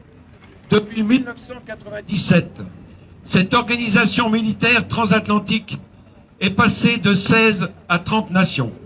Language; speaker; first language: French; native; French